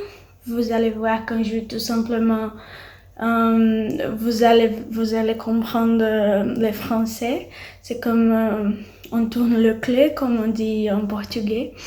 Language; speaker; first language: French; non-native, learner; Portuguese